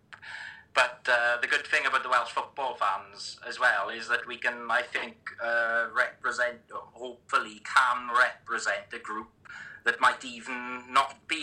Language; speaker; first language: English; native; English